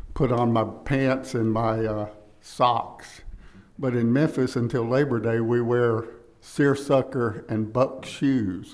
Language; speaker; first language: English; native; English